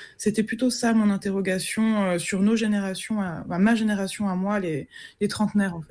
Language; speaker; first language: French; native; French